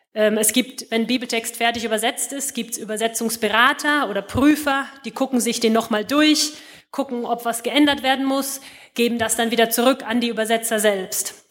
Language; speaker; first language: German; native; German